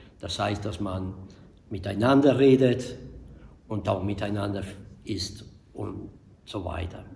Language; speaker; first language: German; non-native, fluent; Italian